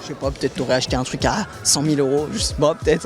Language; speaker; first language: French; native; French